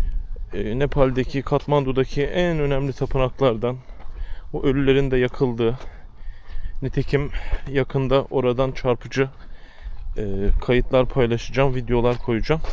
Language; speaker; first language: Turkish; native; Turkish